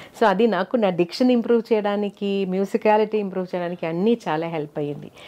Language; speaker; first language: Telugu; non-native, fluent; Malayalam